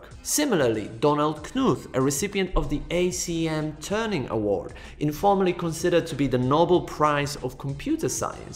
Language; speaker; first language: English; non-native, fluent; Polish